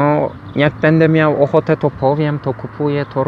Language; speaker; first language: Polish; non-native, learner; Turkish